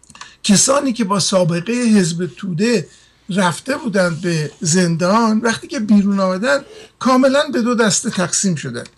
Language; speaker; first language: Persian; native; Persian